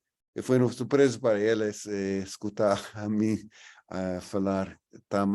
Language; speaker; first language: Portuguese; non-native, fluent; English